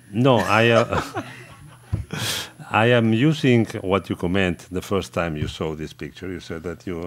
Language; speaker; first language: English; non-native, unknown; Catalan